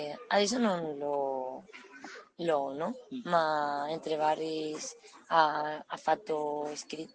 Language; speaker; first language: Italian; non-native, learner; Spanish